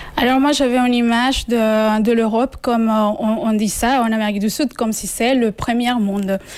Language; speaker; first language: French; non-native, fluent; Spanish